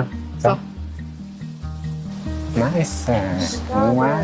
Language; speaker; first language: Chinese; early bilingual, heritage; English